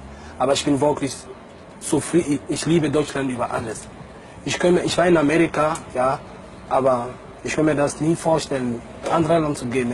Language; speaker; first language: German; non-native, learner; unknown